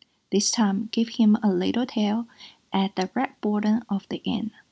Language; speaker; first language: English; non-native, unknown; Chinese